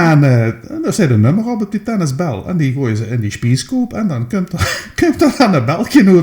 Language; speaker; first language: Dutch; native; Dutch